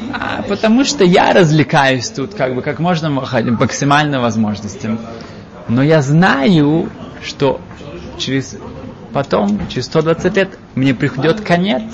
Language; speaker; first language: Russian; early bilingual, heritage; Russian